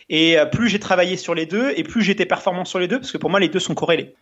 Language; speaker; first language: French; native; French